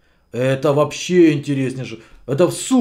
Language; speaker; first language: Russian; native; Russian